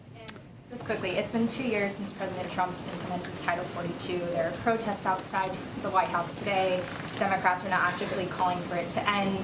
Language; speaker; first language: English; native; English